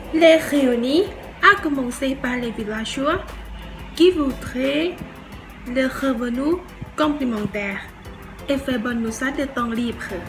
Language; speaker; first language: French; non-native, learner; Thai